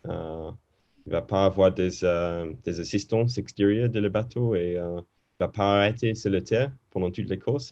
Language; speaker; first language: French; non-native, learner; English